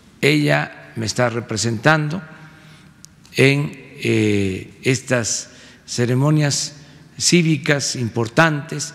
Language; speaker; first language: Spanish; native; Spanish